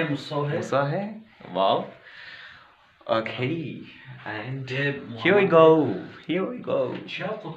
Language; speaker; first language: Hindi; native; Hindi